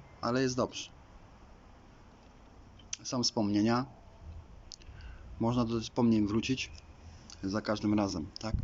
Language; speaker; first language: Polish; native; Polish